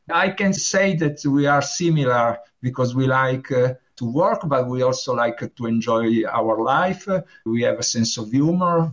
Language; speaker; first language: English; non-native, learner; Italian